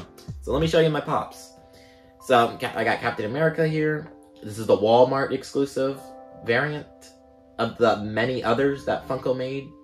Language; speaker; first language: English; native; English